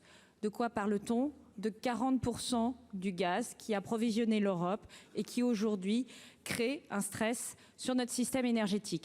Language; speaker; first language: French; native; French